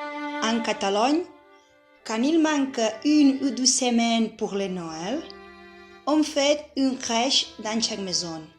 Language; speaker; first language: French; non-native, learner; Catalan